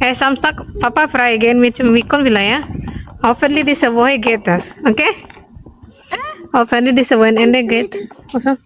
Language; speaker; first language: German; non-native, learner; Indonesian